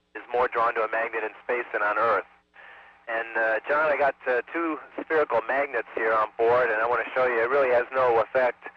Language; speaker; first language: English; native; English